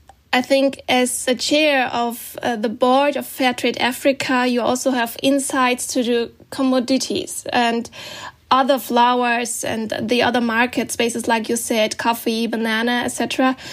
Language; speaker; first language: English; non-native, fluent; German